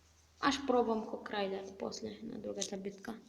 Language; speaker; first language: Bulgarian; native; Bulgarian